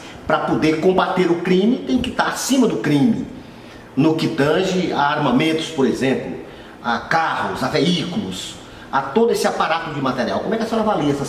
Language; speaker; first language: Portuguese; native; Portuguese